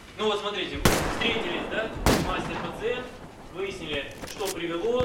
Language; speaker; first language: Russian; native; Russian